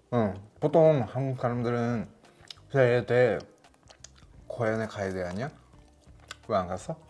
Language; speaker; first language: Korean; non-native, learner; Russian